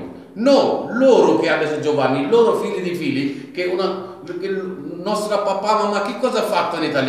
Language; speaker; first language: Italian; non-native, learner; Bangla